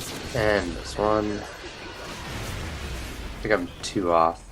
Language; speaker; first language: English; native; English